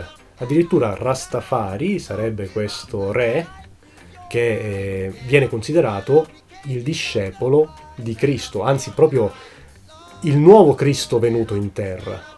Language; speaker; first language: Italian; native; Italian